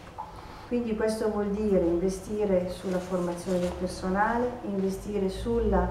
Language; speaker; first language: Italian; native; Italian